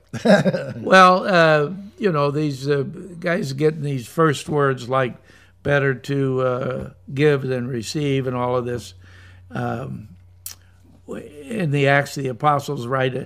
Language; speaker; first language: English; native; English